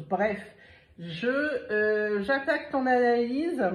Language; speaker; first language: French; native; French